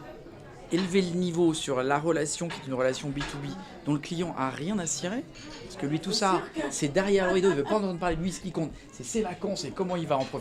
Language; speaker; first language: French; native; French